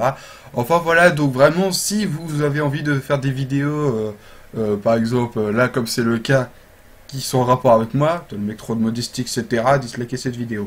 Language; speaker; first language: French; native; French